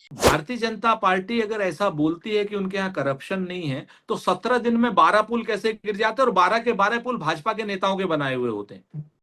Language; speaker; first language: Hindi; native; Hindi